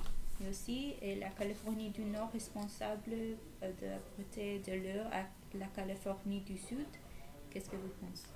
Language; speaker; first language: French; non-native, learner; English